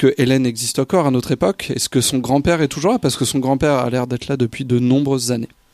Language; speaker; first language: French; native; French